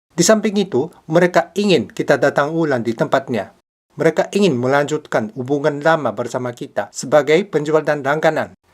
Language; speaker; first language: Indonesian; non-native, fluent; Japanese